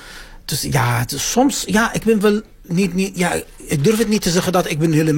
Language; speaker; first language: Dutch; non-native, fluent; Arabic